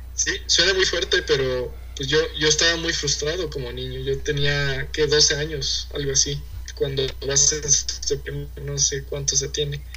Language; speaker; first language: Spanish; early bilingual, heritage; Spanish